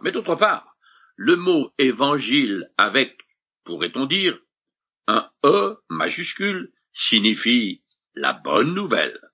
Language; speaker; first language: French; native; French